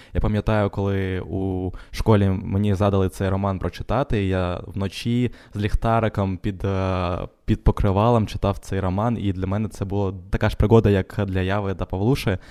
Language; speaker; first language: Ukrainian; non-native, local second language; Russian